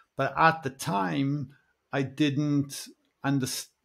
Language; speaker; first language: English; native; English